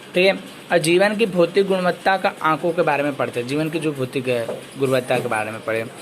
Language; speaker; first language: Hindi; non-native, local second language; Gujarati